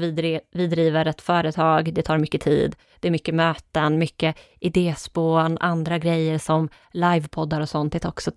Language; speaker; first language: Swedish; native; Swedish